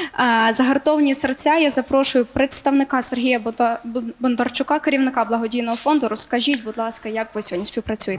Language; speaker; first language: Ukrainian; native; Ukrainian